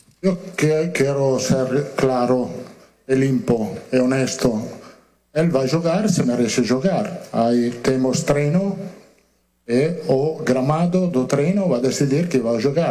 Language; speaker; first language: Portuguese; non-native, learner; Italian